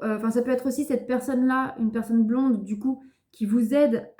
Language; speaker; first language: French; native; French